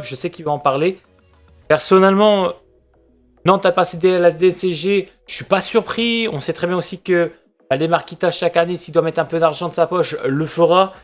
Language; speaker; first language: French; native; French